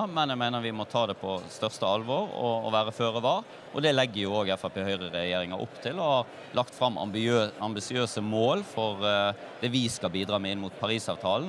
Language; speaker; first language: Norwegian; native; Norwegian